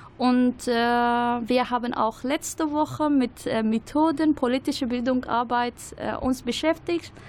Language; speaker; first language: German; non-native, learner; Arabic